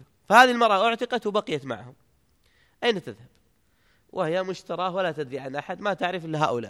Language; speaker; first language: Arabic; native; Arabic